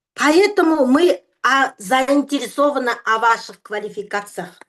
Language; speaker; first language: Russian; non-native, local second language; Kazakh